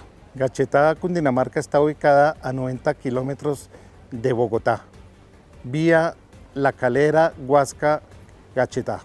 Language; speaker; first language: Spanish; native; Spanish